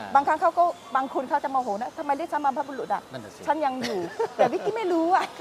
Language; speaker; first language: Thai; non-native, fluent; Malay